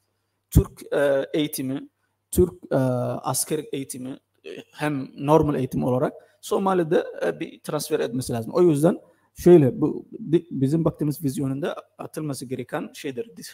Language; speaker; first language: Turkish; non-native, fluent; Somali